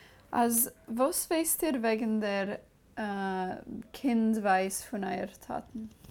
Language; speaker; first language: German; non-native, fluent; English